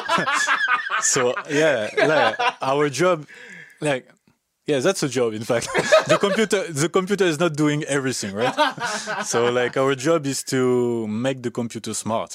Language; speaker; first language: English; non-native, fluent; French